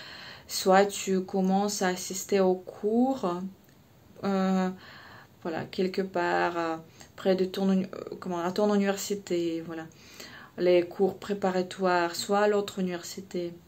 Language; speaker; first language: French; non-native, fluent; Russian